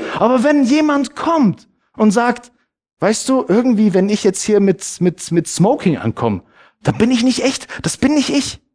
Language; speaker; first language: German; early bilingual, other home language; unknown